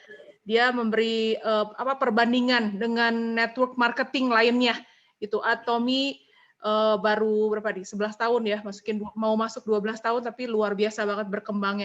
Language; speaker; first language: Indonesian; native; Indonesian